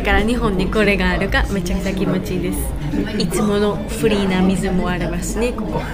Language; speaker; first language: Japanese; non-native, learner; Georgian